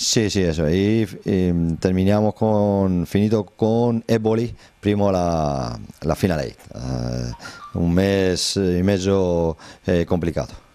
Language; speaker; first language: Italian; non-native, learner; Spanish